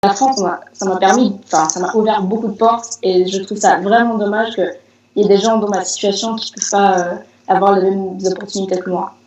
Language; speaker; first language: French; non-native, fluent; Spanish